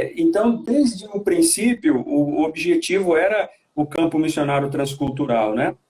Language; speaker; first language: Portuguese; native; Portuguese